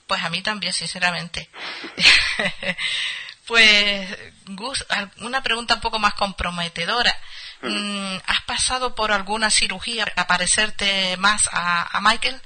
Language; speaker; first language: Spanish; native; Spanish